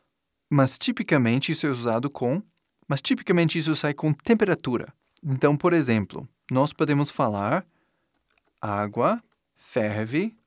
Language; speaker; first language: Portuguese; non-native, fluent; English